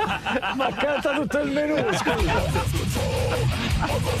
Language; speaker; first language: Italian; native; Italian